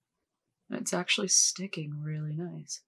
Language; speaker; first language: English; native; English